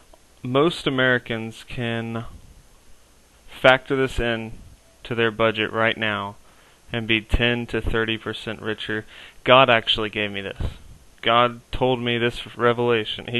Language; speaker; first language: English; native; English